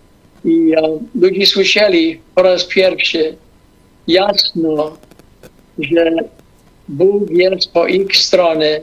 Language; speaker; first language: Polish; non-native, fluent; English